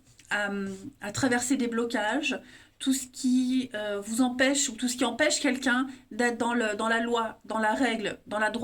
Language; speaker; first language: French; native; French